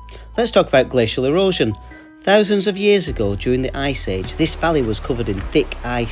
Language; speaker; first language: English; native; English